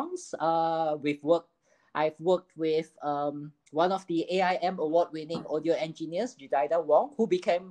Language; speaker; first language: English; non-native, local second language; Chinese